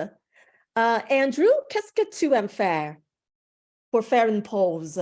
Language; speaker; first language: French; non-native, fluent; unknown